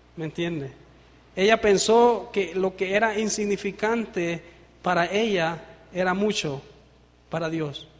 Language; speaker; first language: Spanish; native; Spanish